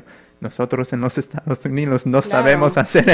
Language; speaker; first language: Spanish; non-native, fluent; English